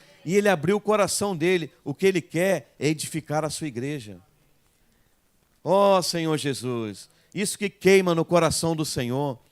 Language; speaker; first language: Portuguese; native; Portuguese